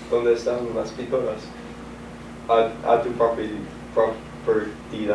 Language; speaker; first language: Spanish; non-native, learner; English